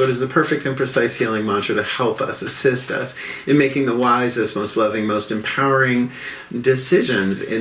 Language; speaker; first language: English; native; English